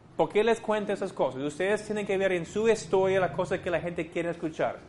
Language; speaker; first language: Spanish; non-native, fluent; English